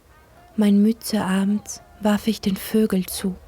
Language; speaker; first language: German; non-native, learner; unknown